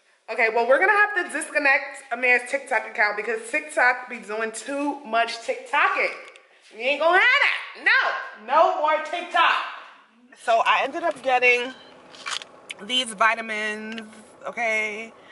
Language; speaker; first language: English; native; English